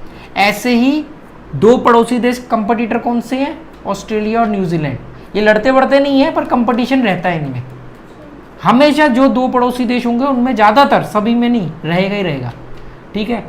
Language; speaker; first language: Hindi; native; Hindi